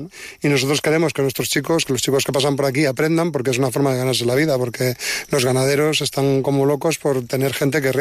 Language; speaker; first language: Spanish; native; Spanish